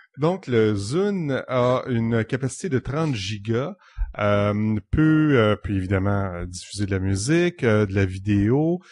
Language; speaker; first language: French; native; French